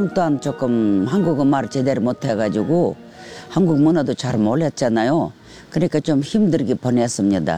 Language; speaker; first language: Korean; non-native, fluent; Russian